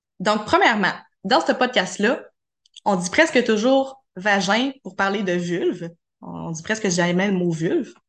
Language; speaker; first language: French; native; French